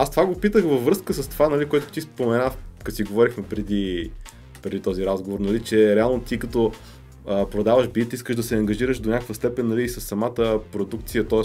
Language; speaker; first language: Bulgarian; native; Bulgarian